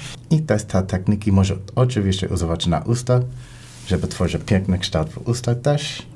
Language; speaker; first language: Polish; non-native, learner; English